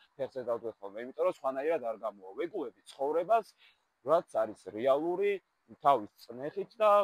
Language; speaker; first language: Georgian; early bilingual, other home language; English